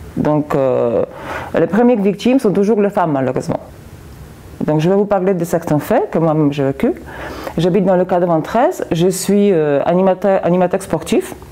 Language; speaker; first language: French; non-native, fluent; Polish